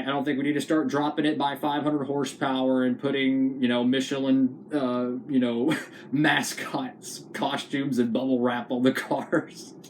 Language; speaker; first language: English; native; English